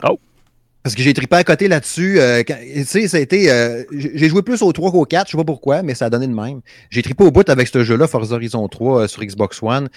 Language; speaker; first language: French; native; French